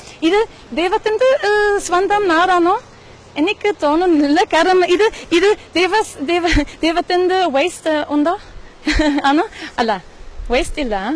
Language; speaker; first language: Malayalam; non-native, learner; German